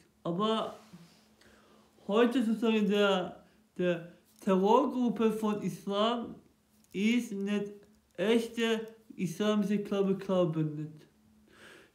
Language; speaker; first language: German; non-native, local second language; Turkish